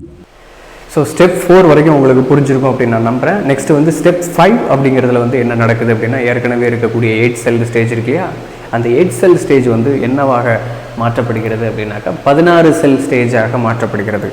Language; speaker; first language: Tamil; native; Tamil